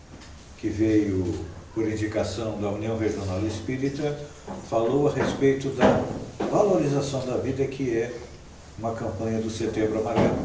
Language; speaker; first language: Portuguese; native; Portuguese